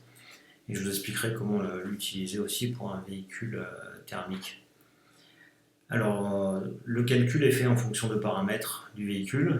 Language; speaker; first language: French; native; French